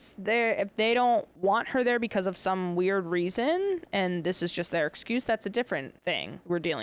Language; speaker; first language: English; native; English